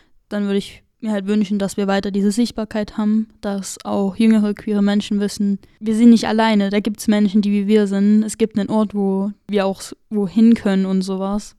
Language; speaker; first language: German; native; German